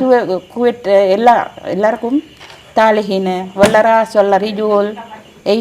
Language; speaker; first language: Arabic; non-native, learner; Sinhala